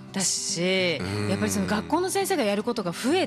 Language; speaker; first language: Japanese; native; Japanese